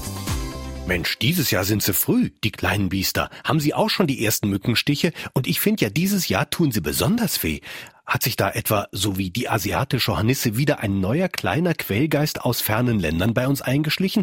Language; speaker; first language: German; native; German